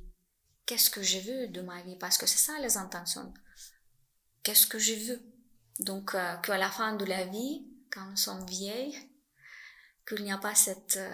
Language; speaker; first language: French; non-native, fluent; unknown